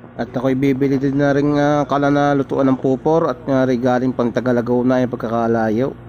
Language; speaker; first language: Filipino; native; Filipino